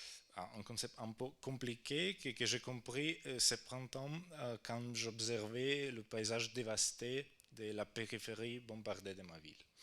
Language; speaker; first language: French; non-native, fluent; Ukrainian